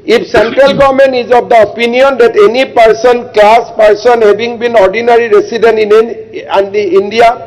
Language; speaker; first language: English; non-native, local second language; Assamese